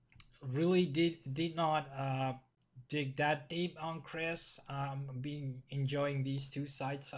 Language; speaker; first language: English; non-native, fluent; Finnish